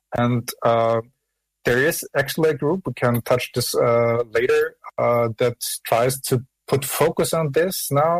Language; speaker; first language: English; non-native, fluent; German